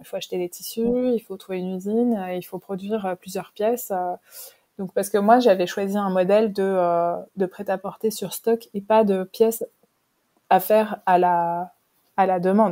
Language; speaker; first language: French; native; French